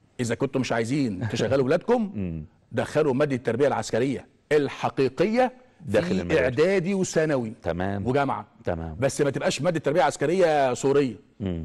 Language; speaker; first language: Arabic; native; Arabic